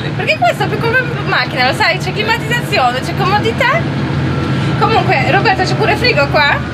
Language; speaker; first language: Italian; non-native, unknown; Polish